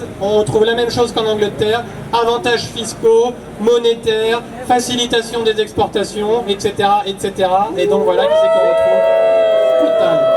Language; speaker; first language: French; native; French